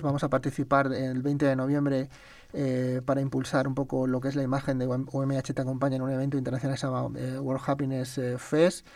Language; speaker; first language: Spanish; native; Spanish